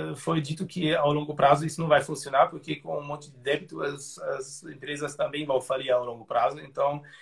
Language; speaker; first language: Portuguese; non-native, fluent; German